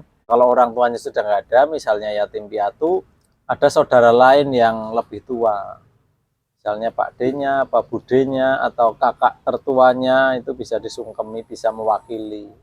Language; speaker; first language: Indonesian; native; Indonesian